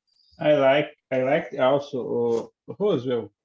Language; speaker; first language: English; non-native, learner; Portuguese